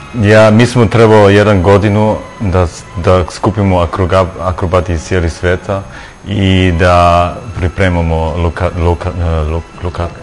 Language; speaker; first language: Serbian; non-native, learner; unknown